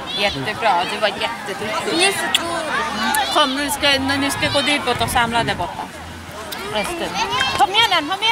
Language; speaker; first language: Swedish; native; Swedish